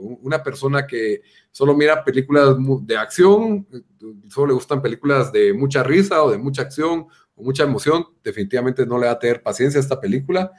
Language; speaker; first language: Spanish; native; Spanish